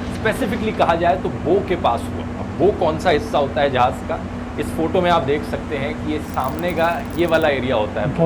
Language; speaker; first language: Hindi; native; Hindi